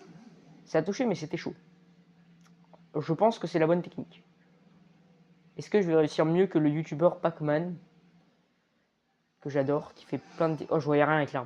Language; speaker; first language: French; native; French